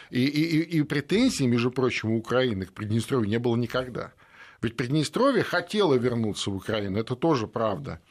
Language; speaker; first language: Russian; native; Russian